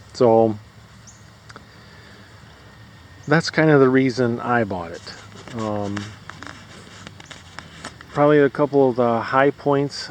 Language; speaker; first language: English; native; English